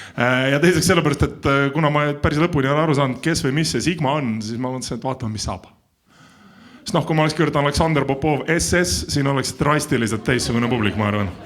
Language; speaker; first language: Estonian; non-native, local second language; Russian